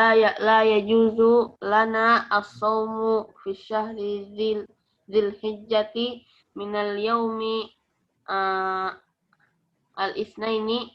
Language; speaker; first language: Arabic; non-native, learner; Indonesian